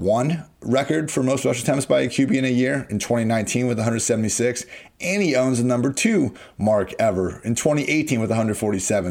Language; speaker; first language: English; native; English